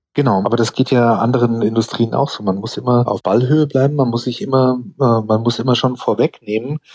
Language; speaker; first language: German; non-native, fluent; English